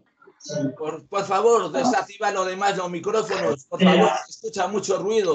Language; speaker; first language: Spanish; native; Spanish